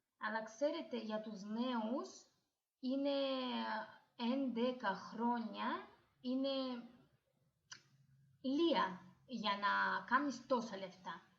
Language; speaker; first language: Greek; non-native, learner; Russian